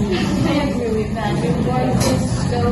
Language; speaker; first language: English; non-native, learner; Indonesian